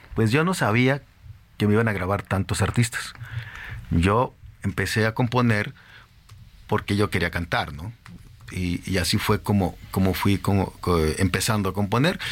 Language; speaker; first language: Spanish; native; Spanish